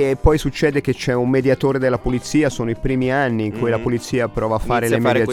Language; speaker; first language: Italian; native; Italian